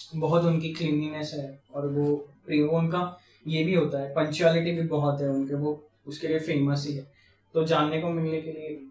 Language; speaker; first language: Hindi; non-native, local second language; Marathi